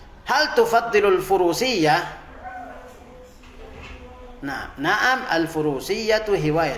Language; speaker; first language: Arabic; non-native, fluent; Indonesian